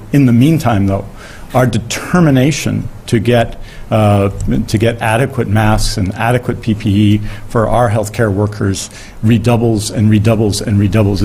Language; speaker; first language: English; native; English